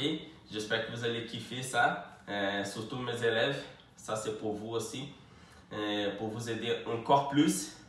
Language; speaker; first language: French; non-native, fluent; Portuguese